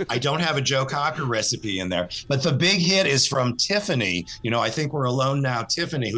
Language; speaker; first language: English; native; English